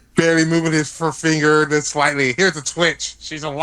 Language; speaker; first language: English; native; English